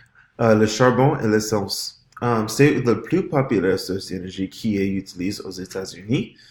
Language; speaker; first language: French; non-native, learner; English